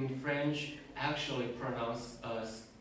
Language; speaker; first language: English; non-native, learner; Chinese